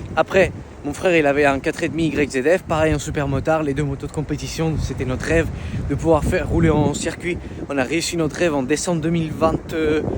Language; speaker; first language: French; early bilingual, other home language; Spanish